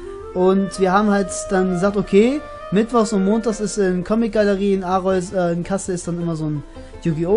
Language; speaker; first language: German; native; German